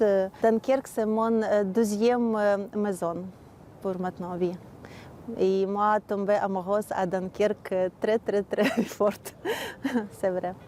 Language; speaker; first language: French; non-native, learner; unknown